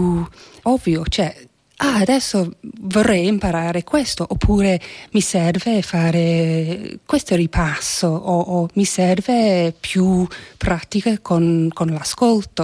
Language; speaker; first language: Italian; non-native, fluent; English